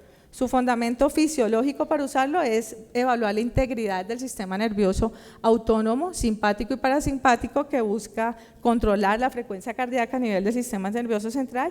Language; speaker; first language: Spanish; native; Spanish